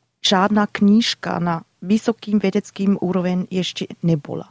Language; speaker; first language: Slovak; non-native, learner; German